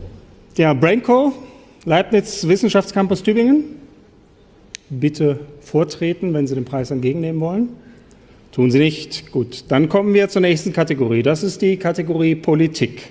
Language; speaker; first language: German; native; German